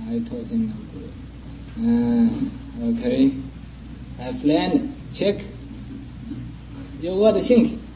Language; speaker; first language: English; non-native, learner; Chinese